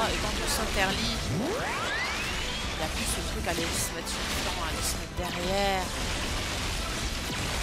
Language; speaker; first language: French; native; French